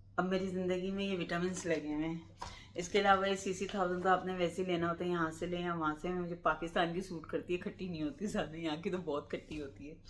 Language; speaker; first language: Urdu; native; Urdu